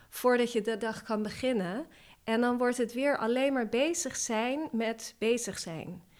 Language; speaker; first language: Dutch; non-native, fluent; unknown